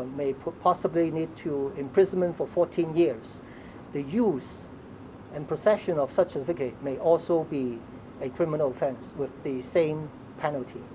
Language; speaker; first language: English; non-native, local second language; Chinese